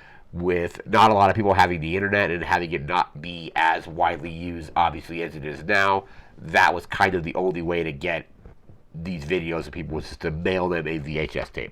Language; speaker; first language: English; native; English